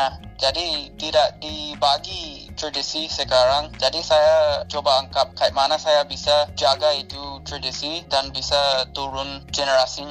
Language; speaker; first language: Indonesian; non-native, fluent; English